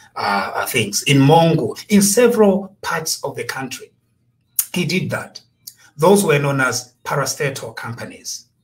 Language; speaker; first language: English; non-native, local second language; Bemba